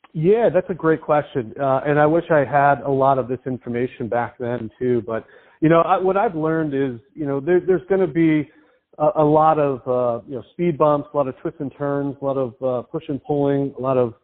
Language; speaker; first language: English; native; English